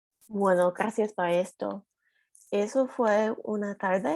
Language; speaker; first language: Spanish; non-native, learner; English